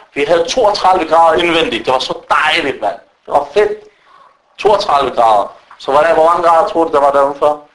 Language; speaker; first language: Danish; early bilingual, other home language; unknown